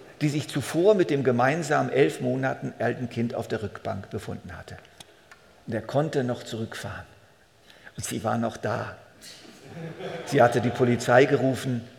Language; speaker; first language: German; native; German